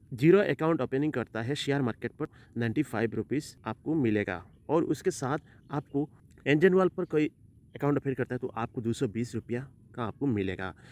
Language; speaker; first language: Hindi; non-native, local second language; Assamese